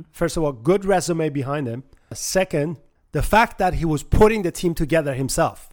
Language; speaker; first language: English; non-native, fluent; Persian